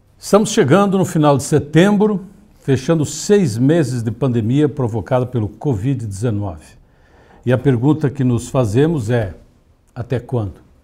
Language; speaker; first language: Portuguese; native; Portuguese